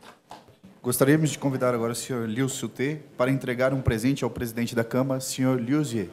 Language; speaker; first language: Portuguese; native; Portuguese